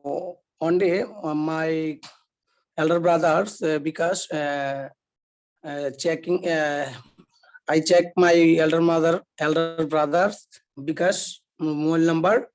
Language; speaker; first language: English; non-native, learner; Bangla